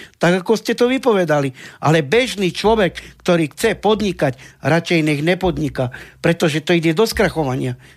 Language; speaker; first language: Slovak; non-native, local second language; Romany